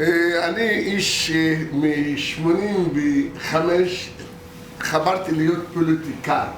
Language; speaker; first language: Hebrew; non-native, local second language; Arabic